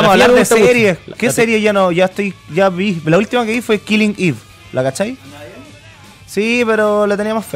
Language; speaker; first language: Spanish; native; Spanish